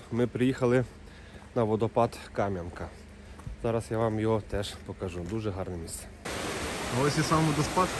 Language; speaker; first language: Ukrainian; non-native, local second language; Russian